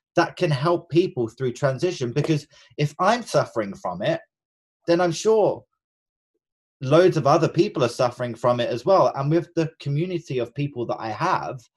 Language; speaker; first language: English; native; English